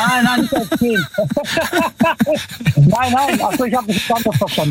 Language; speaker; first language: German; early bilingual, other home language; Italian